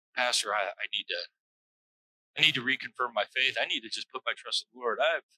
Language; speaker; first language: English; native; English